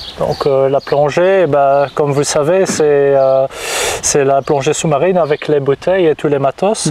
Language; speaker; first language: French; non-native, local second language; Dutch